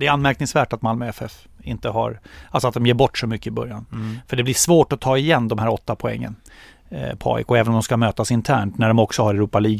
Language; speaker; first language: Swedish; native; Swedish